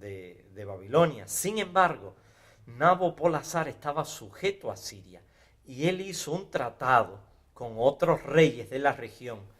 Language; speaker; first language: Spanish; native; Spanish